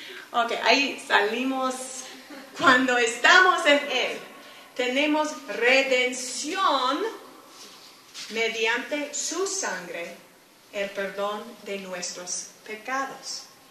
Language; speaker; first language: Spanish; non-native, fluent; English